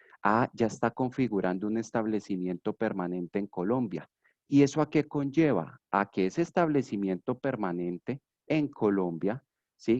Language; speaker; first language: Spanish; native; Spanish